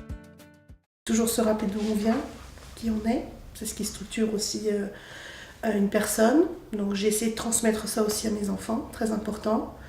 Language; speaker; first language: French; native; French